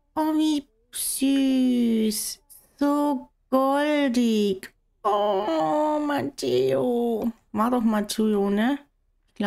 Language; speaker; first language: German; native; German